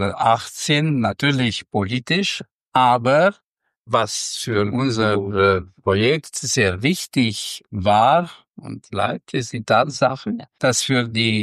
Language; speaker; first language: German; non-native, fluent; Romanian